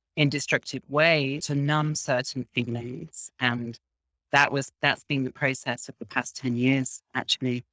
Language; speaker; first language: English; native; English